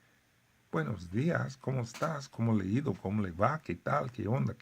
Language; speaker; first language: Spanish; non-native, fluent; English